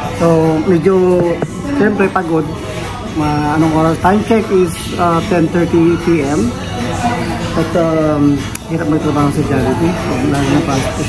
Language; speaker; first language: Filipino; native; Filipino